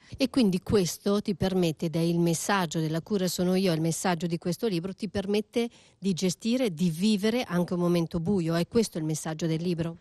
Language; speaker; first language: Italian; native; Italian